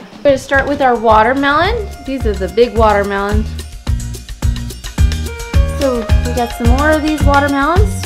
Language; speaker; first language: English; native; English